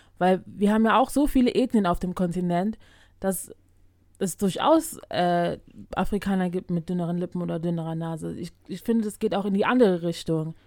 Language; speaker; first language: German; early bilingual, other home language; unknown